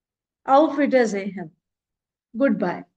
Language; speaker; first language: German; non-native, fluent; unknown